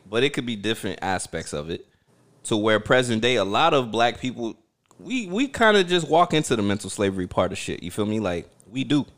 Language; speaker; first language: English; early bilingual, other home language; Haitian Creole